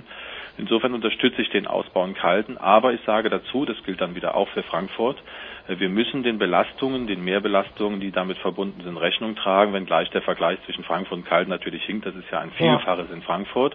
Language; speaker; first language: German; native; German